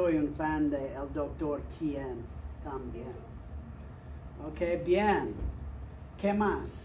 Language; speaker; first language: Spanish; non-native, fluent; English